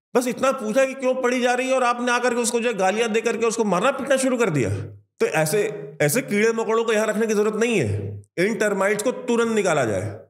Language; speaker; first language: Hindi; native; Hindi